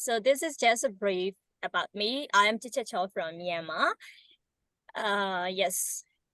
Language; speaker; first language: English; non-native, learner; Burmese